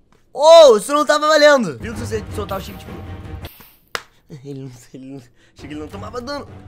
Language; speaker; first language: Portuguese; native; Portuguese